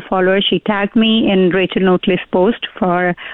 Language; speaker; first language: English; non-native, local second language; Urdu